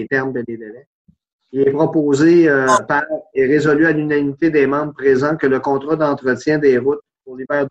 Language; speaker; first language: French; native; French